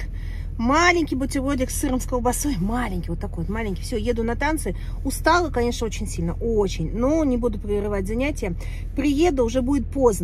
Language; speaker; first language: Russian; native; Russian